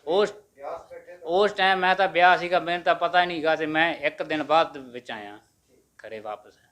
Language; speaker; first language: Punjabi; native; Punjabi